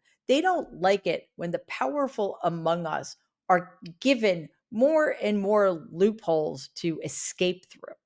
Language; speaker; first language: English; native; English